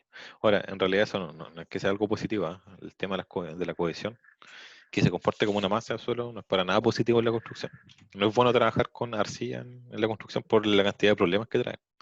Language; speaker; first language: Spanish; native; Spanish